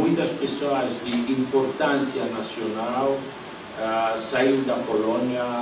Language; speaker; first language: Portuguese; non-native, fluent; Polish